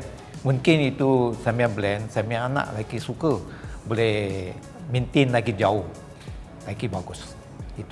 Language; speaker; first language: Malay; non-native, local second language; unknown